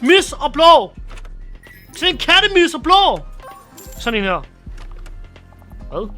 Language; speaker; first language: Danish; native; Danish